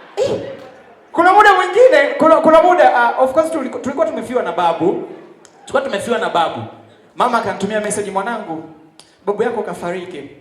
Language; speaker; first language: Swahili; native; Swahili